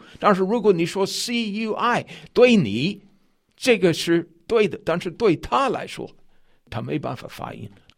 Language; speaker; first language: Chinese; non-native, fluent; English